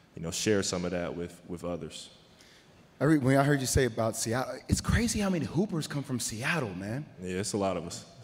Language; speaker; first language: English; native; English